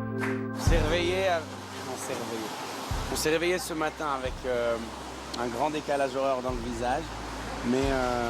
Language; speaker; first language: French; native; French